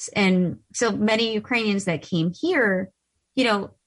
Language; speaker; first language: English; early bilingual, other home language; Ukrainian